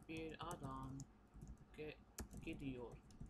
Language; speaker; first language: Turkish; non-native, learner; English